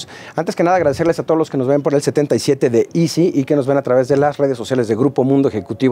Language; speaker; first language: Spanish; native; Spanish